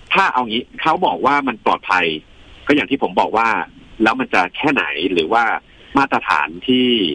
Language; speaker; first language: Thai; native; Thai